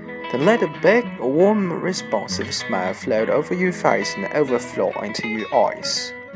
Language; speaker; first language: English; non-native, fluent; Chinese